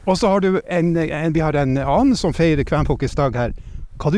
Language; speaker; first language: Norwegian; native; Norwegian